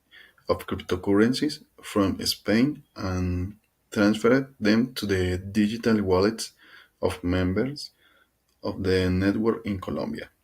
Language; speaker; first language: English; non-native, learner; Spanish